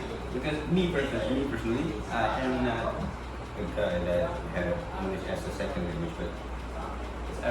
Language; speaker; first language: English; non-native, local second language; Indonesian